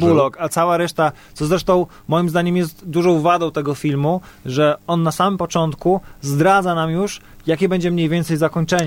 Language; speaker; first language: Polish; native; Polish